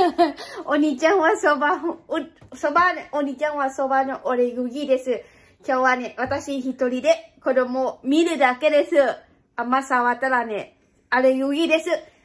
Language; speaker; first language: Japanese; non-native, fluent; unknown